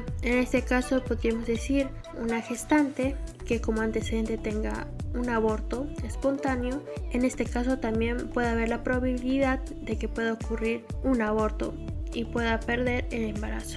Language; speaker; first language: Spanish; native; Spanish